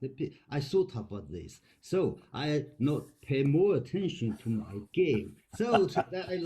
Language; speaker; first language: English; non-native, learner; Chinese